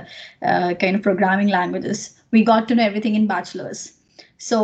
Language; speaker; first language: English; non-native, local second language; Marathi